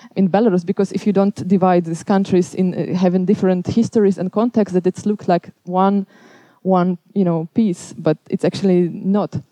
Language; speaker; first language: English; non-native, fluent; Belarusian